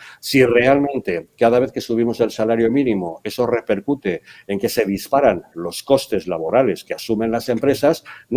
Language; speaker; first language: Spanish; native; Spanish